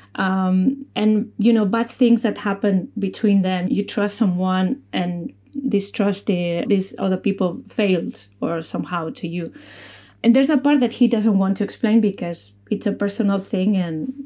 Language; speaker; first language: English; non-native, fluent; Spanish